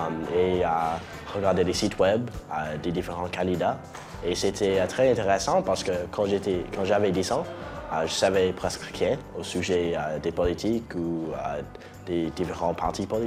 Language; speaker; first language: French; non-native, local second language; English